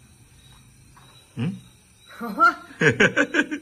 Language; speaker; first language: Chinese; non-native, learner; Nepali